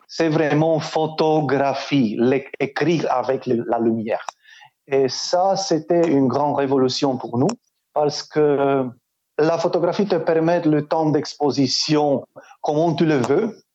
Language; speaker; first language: French; non-native, learner; Romanian